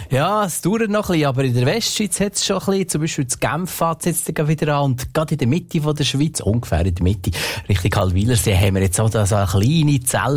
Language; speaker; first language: German; native; German